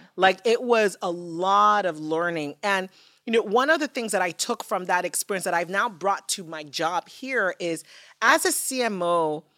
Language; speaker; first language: English; non-native, local second language; Yoruba